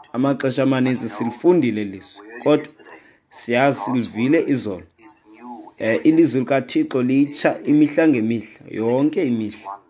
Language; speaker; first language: Xhosa; native; Xhosa